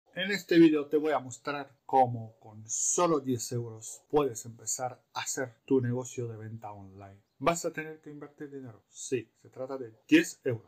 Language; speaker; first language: Spanish; non-native, fluent; Romanian